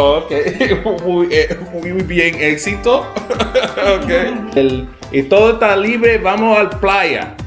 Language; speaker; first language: Spanish; non-native, learner; English